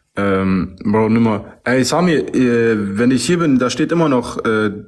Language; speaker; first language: German; native; German